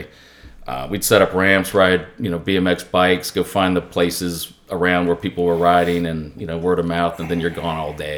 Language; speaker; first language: English; native; English